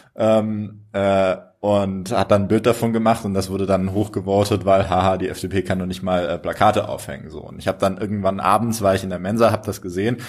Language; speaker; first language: German; native; German